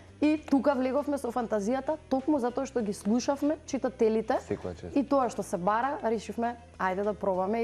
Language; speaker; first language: Macedonian; native; Macedonian